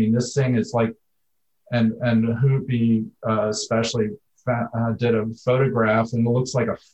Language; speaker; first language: English; native; English